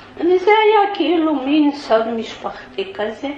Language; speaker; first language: Hebrew; early bilingual, other home language; Polish